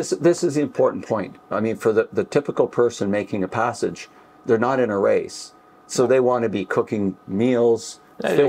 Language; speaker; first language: English; native; English